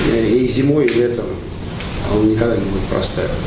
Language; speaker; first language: Russian; native; Russian